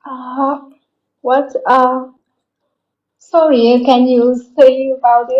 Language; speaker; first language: English; non-native, learner; Vietnamese